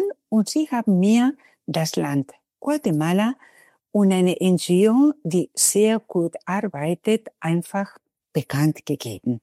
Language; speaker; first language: German; non-native, fluent; Spanish